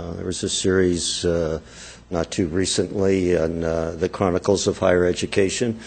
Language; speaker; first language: English; native; English